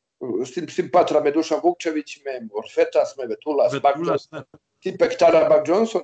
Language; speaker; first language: Greek; non-native, learner; Serbian